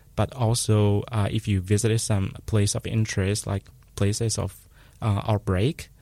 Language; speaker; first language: English; non-native, fluent; Chinese